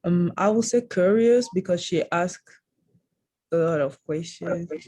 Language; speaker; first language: English; non-native, learner; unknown